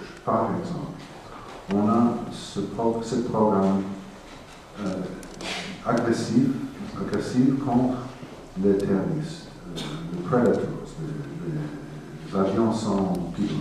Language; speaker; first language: French; non-native, fluent; English